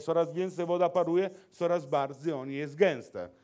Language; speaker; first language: Polish; non-native, learner; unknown